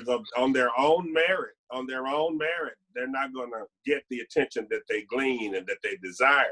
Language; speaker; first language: English; native; English